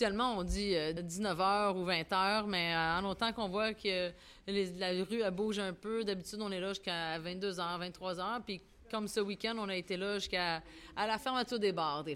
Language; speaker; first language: French; native; French